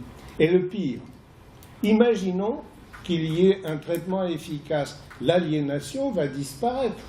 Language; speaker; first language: French; native; French